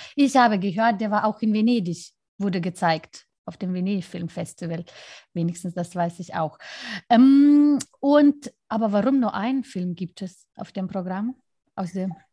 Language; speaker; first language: German; non-native, learner; Lithuanian